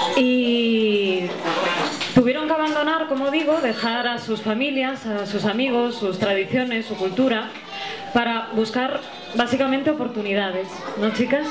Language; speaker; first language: Spanish; native; Spanish